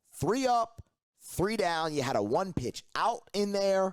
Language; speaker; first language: English; native; English